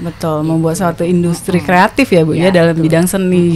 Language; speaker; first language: Indonesian; native; Indonesian